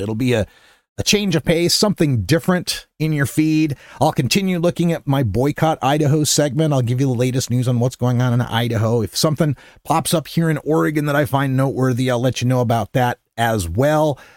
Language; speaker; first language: English; native; English